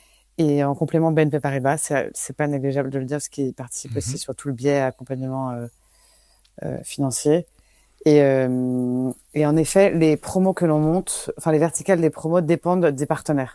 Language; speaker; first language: French; native; French